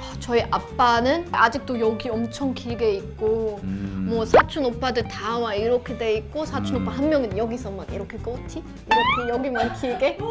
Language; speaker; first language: Korean; non-native, fluent; German